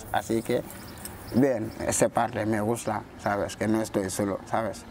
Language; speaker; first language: Spanish; non-native, fluent; Wolof